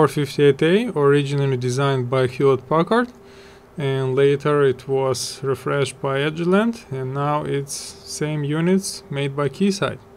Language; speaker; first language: English; non-native, fluent; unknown